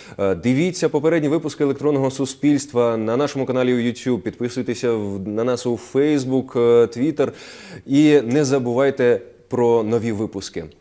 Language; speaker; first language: Ukrainian; native; Ukrainian